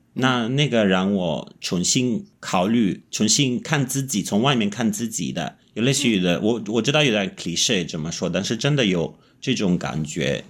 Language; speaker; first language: Chinese; non-native, fluent; Italian